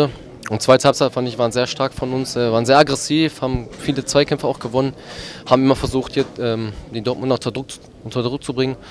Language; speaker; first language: German; native; German